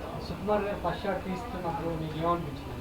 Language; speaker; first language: Telugu; native; Telugu